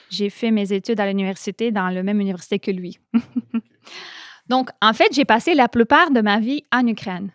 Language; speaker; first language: French; non-native, fluent; Ukrainian